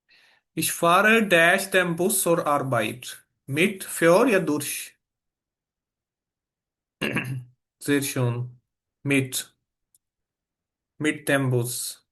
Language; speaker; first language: German; non-native, fluent; Urdu